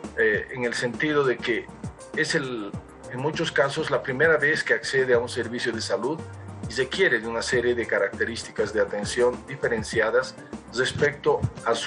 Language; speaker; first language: Spanish; native; Spanish